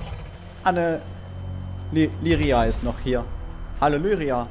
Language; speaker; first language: German; native; German